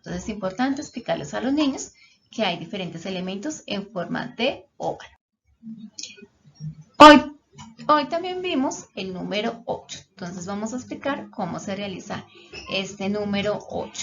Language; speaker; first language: Spanish; native; Spanish